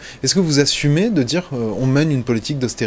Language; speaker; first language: French; native; French